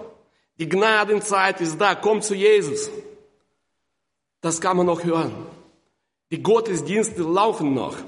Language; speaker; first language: German; non-native, fluent; Russian